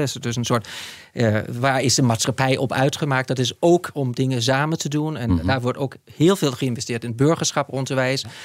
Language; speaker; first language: Dutch; non-native, fluent; Danish